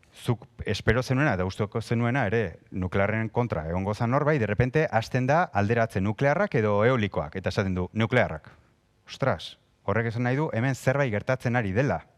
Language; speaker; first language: Basque; non-native, local second language; Spanish